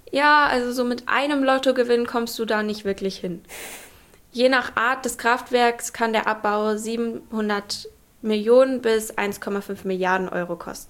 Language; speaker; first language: German; native; German